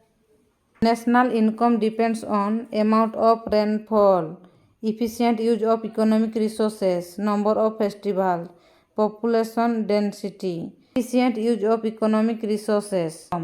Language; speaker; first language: English; non-native, local second language; Odia